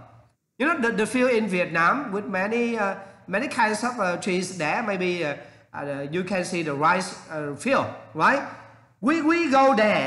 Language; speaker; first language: English; non-native, learner; Vietnamese